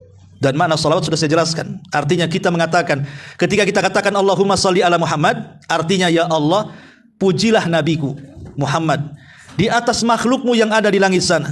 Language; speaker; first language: Indonesian; native; Indonesian